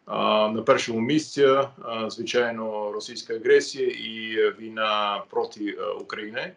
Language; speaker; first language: Ukrainian; non-native, fluent; English